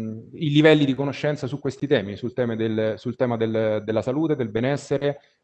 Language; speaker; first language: Italian; native; Italian